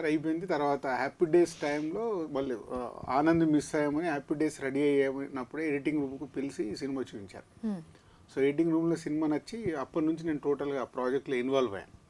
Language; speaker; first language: Telugu; native; Telugu